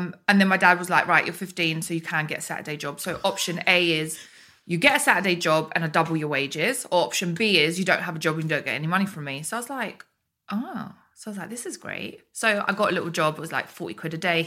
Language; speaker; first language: English; early bilingual, other home language; Bulgarian